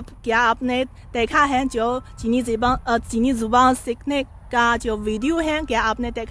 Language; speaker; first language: Hindi; non-native, fluent; Chinese